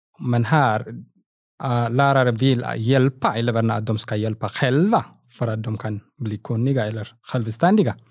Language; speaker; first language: Swedish; non-native, fluent; Tigrinya